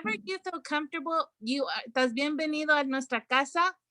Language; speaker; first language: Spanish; early bilingual, heritage; Spanish